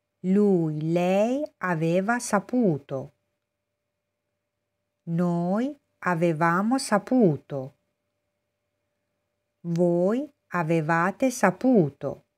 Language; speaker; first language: Italian; non-native, fluent; Persian